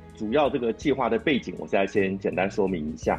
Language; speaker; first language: Chinese; native; Chinese